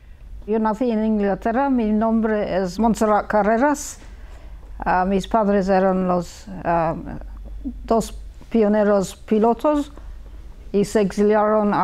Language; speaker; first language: Spanish; early bilingual, heritage; Spanish